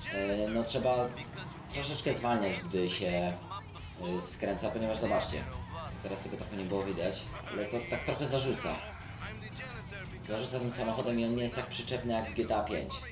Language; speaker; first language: Polish; native; Polish